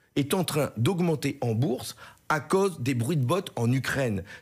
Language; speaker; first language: French; native; French